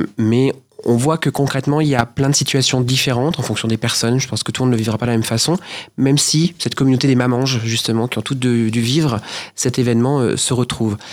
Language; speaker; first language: French; native; French